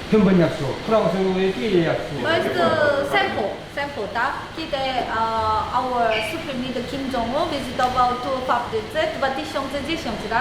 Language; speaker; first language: Polish; non-native, learner; Korean